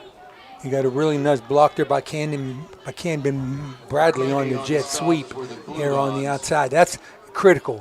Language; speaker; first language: English; native; English